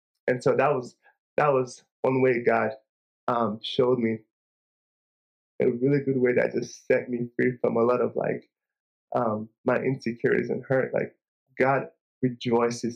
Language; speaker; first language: English; non-native, local second language; Igbo